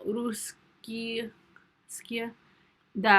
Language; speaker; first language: Russian; non-native, learner; English